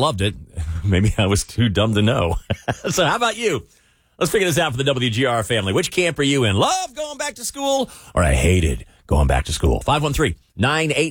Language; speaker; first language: English; native; English